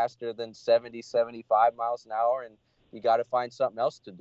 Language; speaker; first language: English; native; English